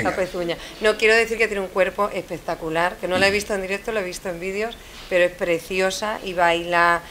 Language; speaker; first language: Spanish; native; Spanish